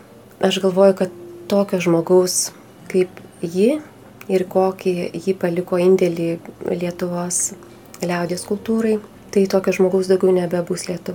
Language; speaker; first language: Lithuanian; native; Lithuanian